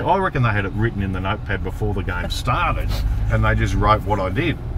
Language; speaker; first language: English; native; English